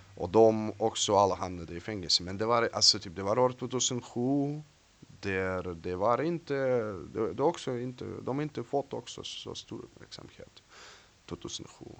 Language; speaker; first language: Swedish; non-native, fluent; Russian